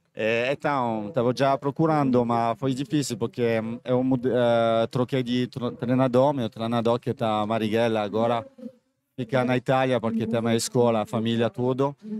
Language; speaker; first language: Portuguese; non-native, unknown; French